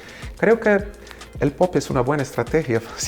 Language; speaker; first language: Spanish; non-native, fluent; Portuguese